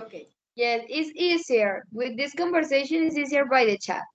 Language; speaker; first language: English; non-native, learner; Spanish